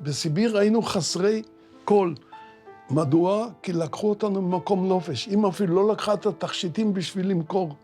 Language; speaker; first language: Hebrew; early bilingual, other home language; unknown